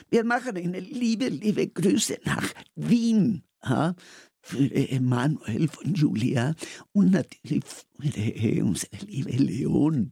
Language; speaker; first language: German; non-native, learner; Spanish